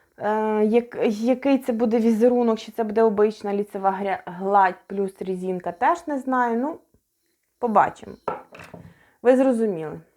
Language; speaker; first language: Ukrainian; non-native, local second language; Russian